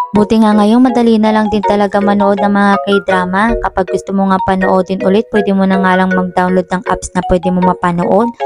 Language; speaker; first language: Filipino; native; Filipino